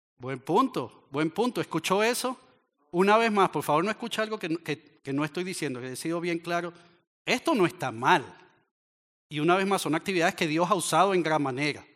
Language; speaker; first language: Spanish; native; Spanish